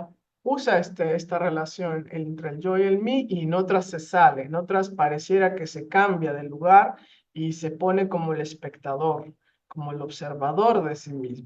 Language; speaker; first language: Spanish; native; Spanish